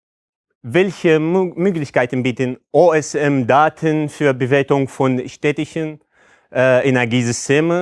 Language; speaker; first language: German; non-native, fluent; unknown